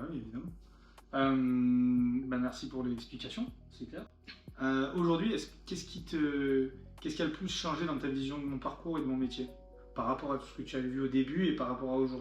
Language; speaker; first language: French; native; French